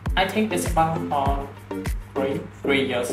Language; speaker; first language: English; non-native, learner; Vietnamese